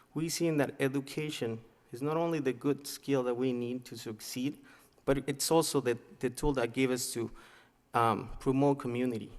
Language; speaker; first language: English; non-native, fluent; Spanish